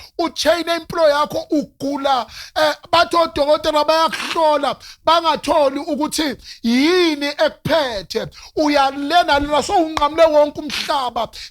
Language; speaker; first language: Zulu; non-native, local second language; Northern Sotho